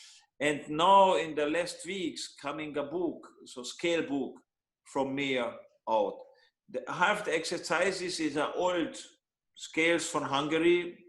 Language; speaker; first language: English; non-native, learner; Hungarian